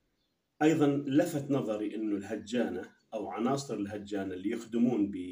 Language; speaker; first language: Arabic; native; Arabic